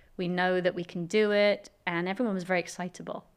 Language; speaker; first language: English; native; English